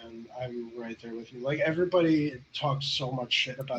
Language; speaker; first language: English; native; English